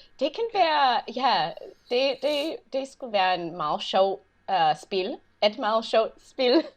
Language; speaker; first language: Danish; non-native, learner; English